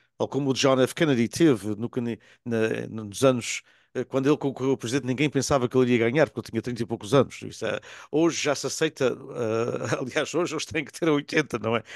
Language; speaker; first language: Portuguese; native; Portuguese